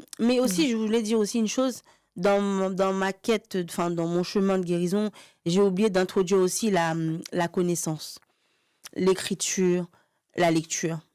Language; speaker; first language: French; early bilingual, other home language; Haitian Creole